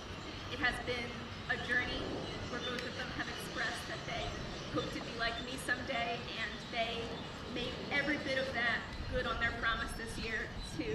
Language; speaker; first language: English; native; English